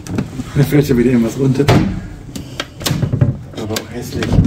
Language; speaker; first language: German; native; German